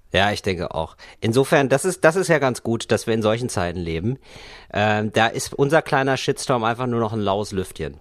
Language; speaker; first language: German; native; German